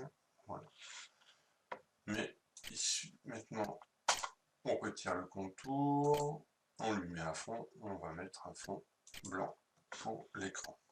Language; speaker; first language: French; native; French